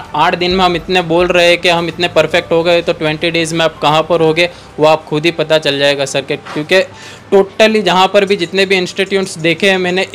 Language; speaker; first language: Hindi; non-native, local second language; Gujarati